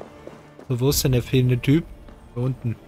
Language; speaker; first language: German; native; German